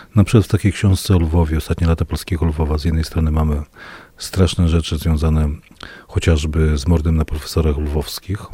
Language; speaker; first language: Polish; native; Polish